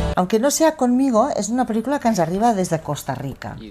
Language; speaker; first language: Spanish; non-native, local second language; Catalan